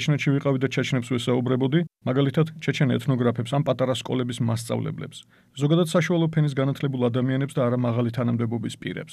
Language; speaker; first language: Georgian; native; Georgian